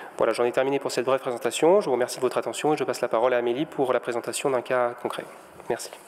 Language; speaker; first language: French; native; French